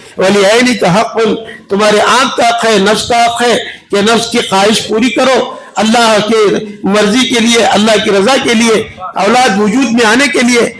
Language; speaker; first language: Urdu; native; Urdu